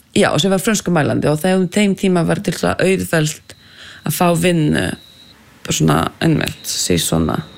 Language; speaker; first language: Icelandic; non-native, fluent; French